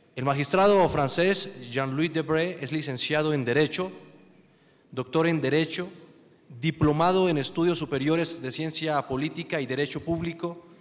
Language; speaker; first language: Spanish; native; Spanish